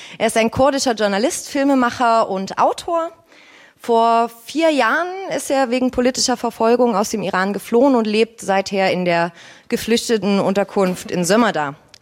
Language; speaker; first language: German; native; German